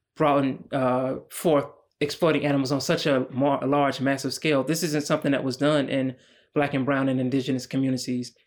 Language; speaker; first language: English; native; English